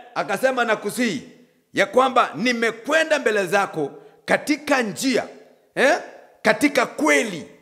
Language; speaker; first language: Swahili; non-native, local second language; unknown